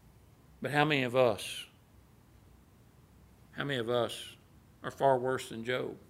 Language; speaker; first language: English; native; English